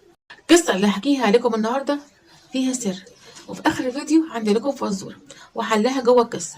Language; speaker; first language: Arabic; native; Arabic